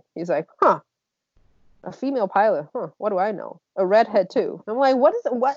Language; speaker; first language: English; non-native, fluent; Chinese